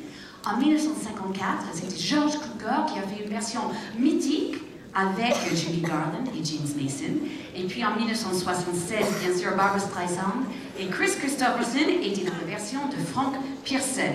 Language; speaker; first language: French; native; French